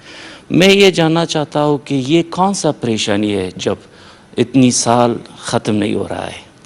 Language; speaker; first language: Hindi; non-native, fluent; Persian